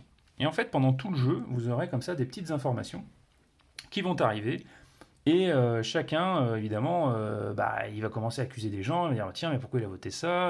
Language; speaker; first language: French; native; French